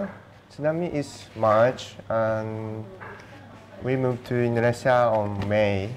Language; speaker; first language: English; non-native, learner; Japanese